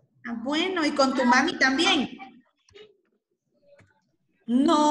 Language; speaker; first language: Spanish; native; Spanish